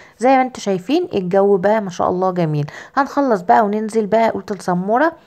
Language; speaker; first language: Arabic; native; Arabic